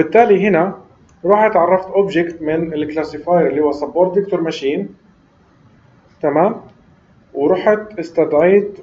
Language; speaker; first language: Arabic; native; Arabic